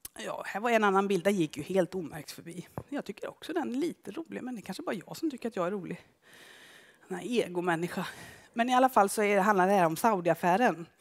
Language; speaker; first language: Swedish; native; Swedish